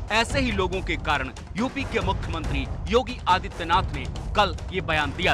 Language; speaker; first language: Hindi; native; Hindi